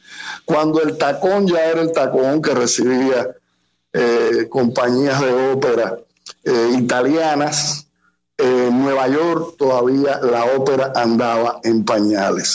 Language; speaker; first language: Spanish; native; Spanish